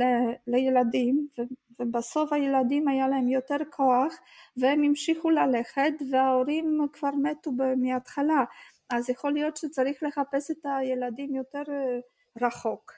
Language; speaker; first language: Hebrew; non-native, fluent; Russian